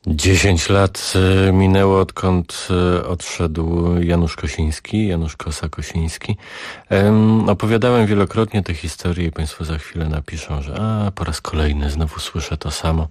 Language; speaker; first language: Polish; native; Polish